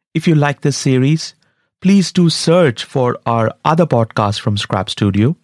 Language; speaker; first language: English; non-native, local second language; Tamil